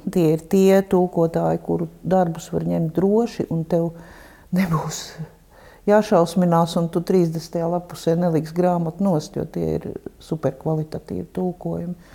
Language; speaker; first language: Latvian; non-native, local second language; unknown